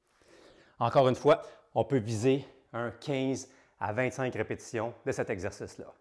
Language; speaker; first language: French; native; French